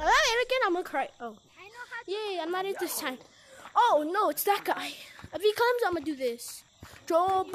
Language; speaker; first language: English; native; English